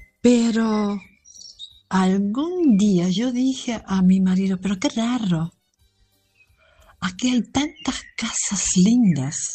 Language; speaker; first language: Spanish; non-native, fluent; German